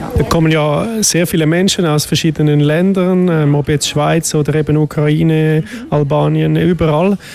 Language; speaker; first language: German; native; German